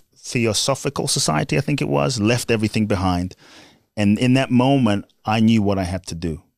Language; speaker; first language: English; native; English